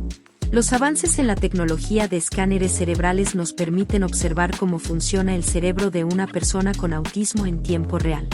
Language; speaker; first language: Spanish; native; Spanish